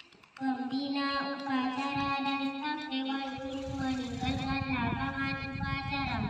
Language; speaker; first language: Indonesian; native; Indonesian